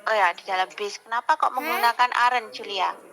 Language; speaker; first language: Indonesian; native; Indonesian